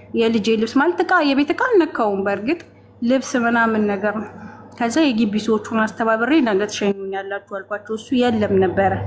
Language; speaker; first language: Amharic; native; Amharic